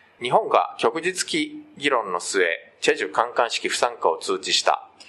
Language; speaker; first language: Japanese; native; Japanese